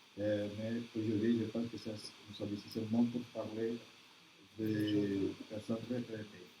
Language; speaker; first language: French; non-native, learner; Portuguese